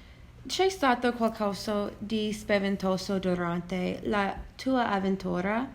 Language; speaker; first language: Italian; non-native, learner; English